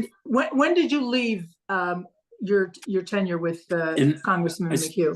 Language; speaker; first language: English; native; English